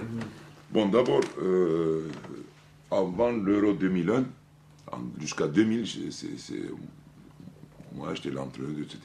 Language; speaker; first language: French; non-native, fluent; Turkish